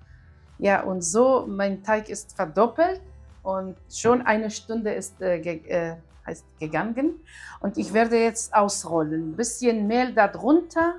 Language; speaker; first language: German; non-native, learner; Aramaic